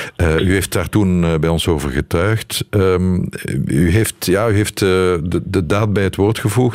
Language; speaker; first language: Dutch; native; Dutch